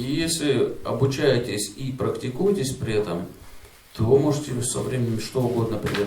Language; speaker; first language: Russian; native; Russian